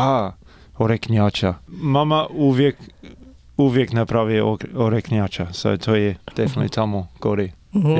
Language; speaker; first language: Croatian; early bilingual, heritage; Croatian